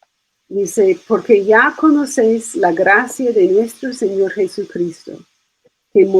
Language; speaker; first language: Spanish; non-native, fluent; English